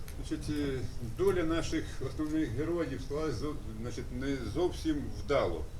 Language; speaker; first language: Ukrainian; native; Ukrainian